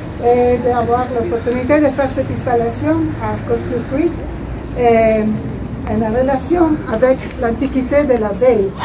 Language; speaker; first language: French; non-native, learner; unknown